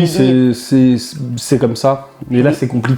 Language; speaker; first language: French; non-native, fluent; Spanish